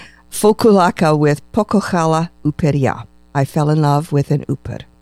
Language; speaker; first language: English; native; English